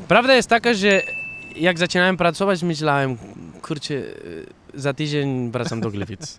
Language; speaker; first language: Polish; non-native, fluent; Catalan